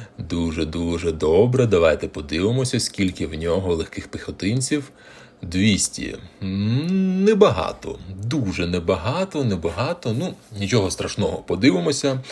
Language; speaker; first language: Ukrainian; non-native, local second language; Russian